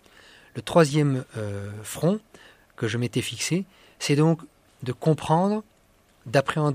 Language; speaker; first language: French; native; French